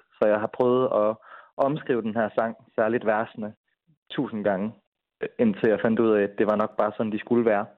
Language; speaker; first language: Danish; native; Danish